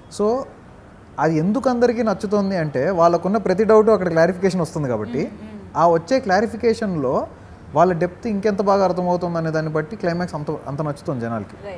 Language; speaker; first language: Telugu; native; Telugu